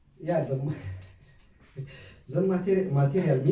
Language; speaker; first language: English; non-native, learner; Oromo